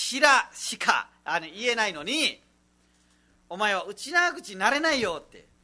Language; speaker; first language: Japanese; non-native, fluent; Nepali